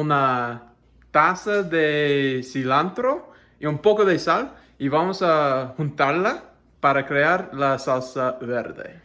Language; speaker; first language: Spanish; non-native, learner; English